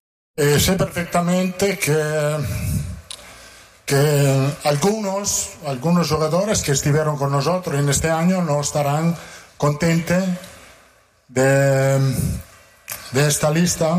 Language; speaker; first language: Portuguese; non-native, learner; Italian